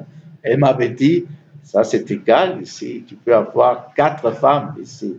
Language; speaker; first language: French; non-native, learner; German